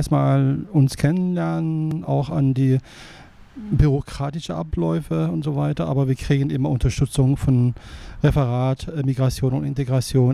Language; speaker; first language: German; non-native, fluent; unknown